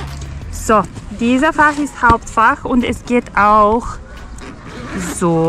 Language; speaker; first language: German; non-native, fluent; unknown